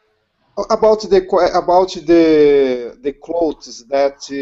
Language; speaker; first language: English; non-native, learner; Portuguese